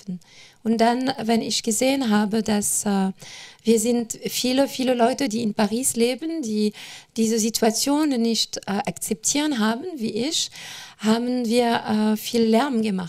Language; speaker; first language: German; non-native, fluent; French